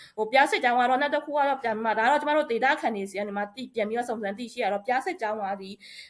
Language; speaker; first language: Burmese; non-native, local second language; Shan